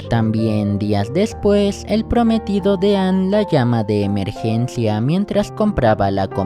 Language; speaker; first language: Spanish; native; Spanish